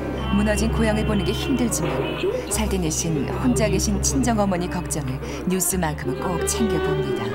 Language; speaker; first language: Korean; native; Korean